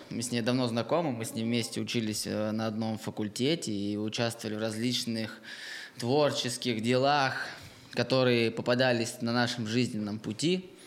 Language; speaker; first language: Russian; native; Russian